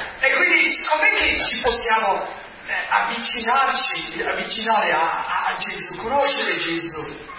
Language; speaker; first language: Italian; non-native, fluent; English